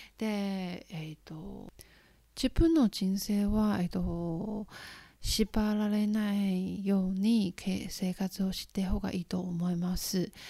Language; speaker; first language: Japanese; non-native, learner; Chinese